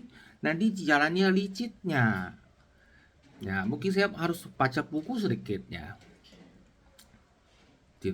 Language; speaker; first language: Indonesian; non-native, learner; Chinese